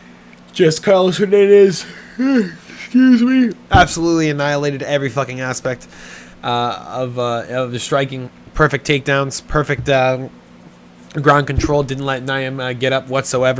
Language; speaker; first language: English; native; English